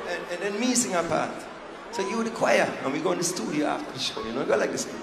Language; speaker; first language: English; non-native, fluent; German